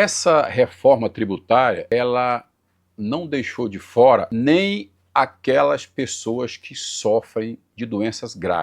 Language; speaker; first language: Portuguese; native; Portuguese